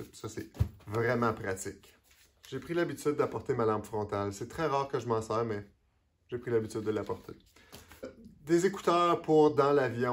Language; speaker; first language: French; native; French